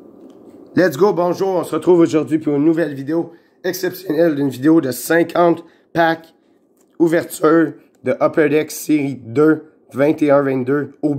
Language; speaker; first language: French; native; French